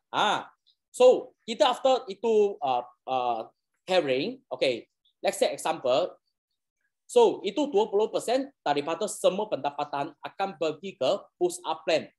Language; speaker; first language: Malay; non-native, local second language; Chinese